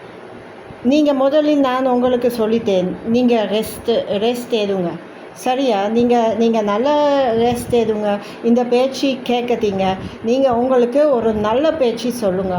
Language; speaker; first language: Tamil; non-native, learner; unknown